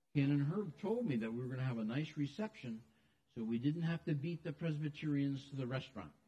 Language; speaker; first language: English; native; English